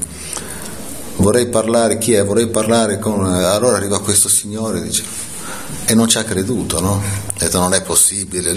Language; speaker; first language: Italian; native; Italian